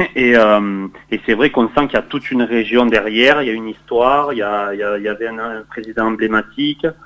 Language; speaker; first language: French; native; French